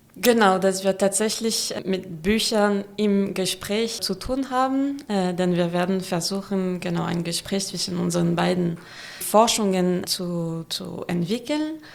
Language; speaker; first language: German; non-native, fluent; French